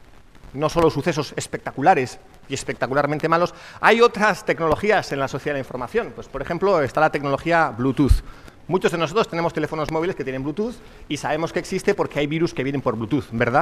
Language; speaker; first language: Spanish; native; Spanish